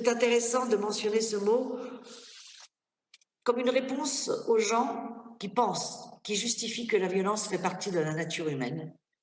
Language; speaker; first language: French; native; French